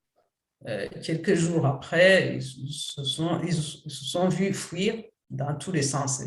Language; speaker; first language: French; non-native, local second language; Kinyarwanda